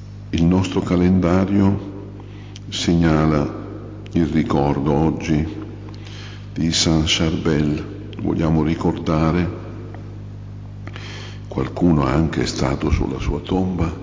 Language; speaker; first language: Italian; native; Italian